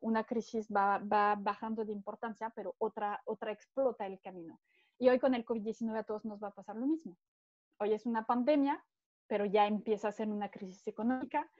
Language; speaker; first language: Spanish; non-native, fluent; French